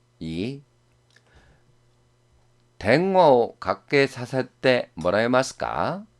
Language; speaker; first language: Japanese; non-native, fluent; Korean